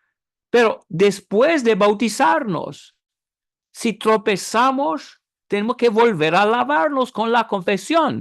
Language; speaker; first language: Spanish; non-native, fluent; English